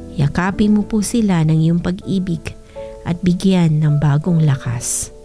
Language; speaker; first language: Filipino; non-native, local second language; Bikol